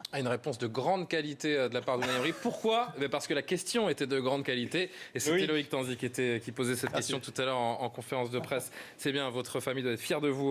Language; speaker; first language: French; native; French